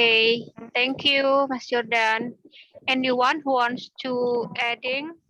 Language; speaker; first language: English; non-native, learner; Indonesian